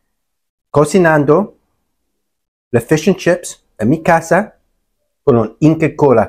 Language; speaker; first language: Spanish; non-native, learner; English